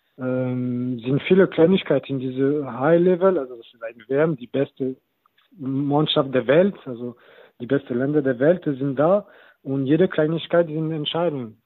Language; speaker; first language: German; non-native, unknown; French